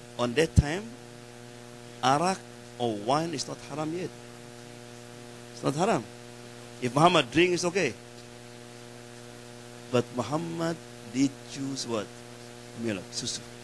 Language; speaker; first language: English; non-native, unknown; Indonesian